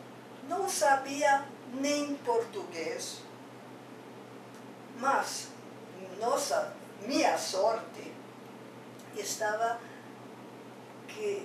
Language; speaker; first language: Portuguese; non-native, fluent; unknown